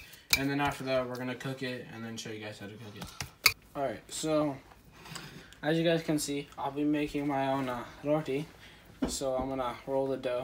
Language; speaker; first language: English; early bilingual, other home language; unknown